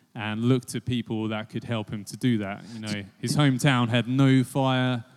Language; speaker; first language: English; native; English